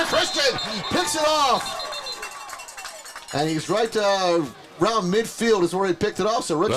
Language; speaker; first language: English; native; English